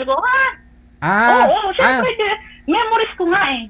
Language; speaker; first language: Filipino; native; Filipino